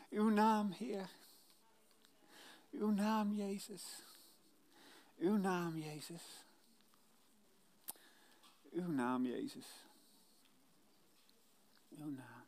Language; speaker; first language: Dutch; native; Dutch